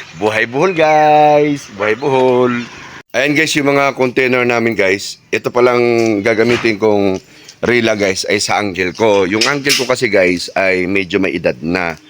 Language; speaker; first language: Filipino; non-native, local second language; Cebuano